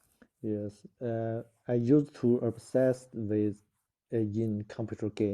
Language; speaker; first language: English; non-native, learner; Chinese